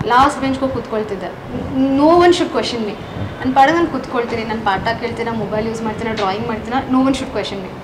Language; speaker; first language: Kannada; native; Kannada